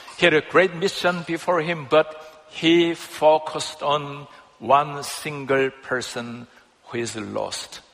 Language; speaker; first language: English; non-native, fluent; Korean